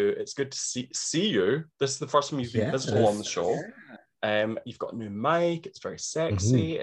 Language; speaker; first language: English; native; English